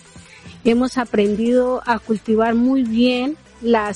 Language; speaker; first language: Spanish; native; Spanish